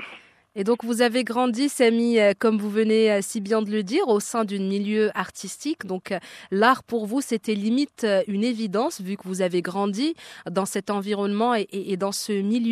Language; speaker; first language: French; native; French